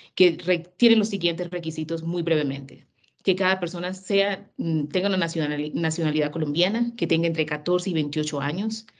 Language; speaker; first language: Spanish; native; Spanish